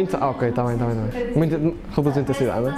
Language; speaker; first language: Portuguese; native; Portuguese